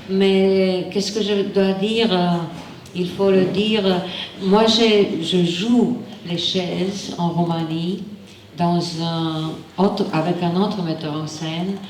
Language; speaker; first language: French; non-native, fluent; Romanian